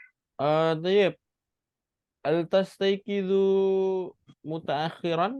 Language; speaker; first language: Arabic; non-native, fluent; Indonesian